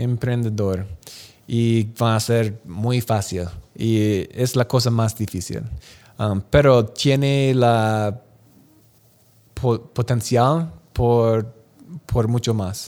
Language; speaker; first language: Spanish; non-native, learner; English